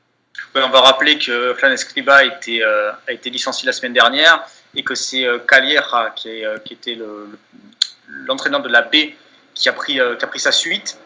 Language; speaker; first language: French; native; French